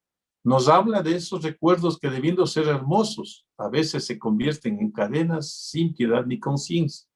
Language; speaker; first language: Spanish; native; Spanish